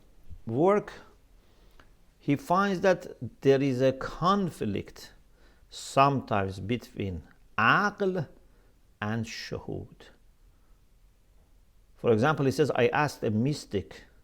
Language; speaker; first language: English; non-native, fluent; Persian